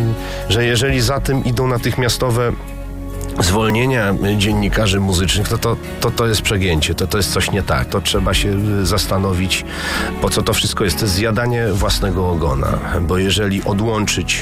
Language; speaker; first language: Polish; native; Polish